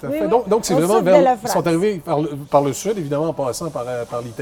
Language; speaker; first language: French; native; French